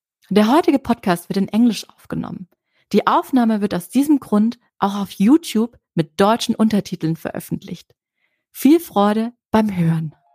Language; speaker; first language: German; native; German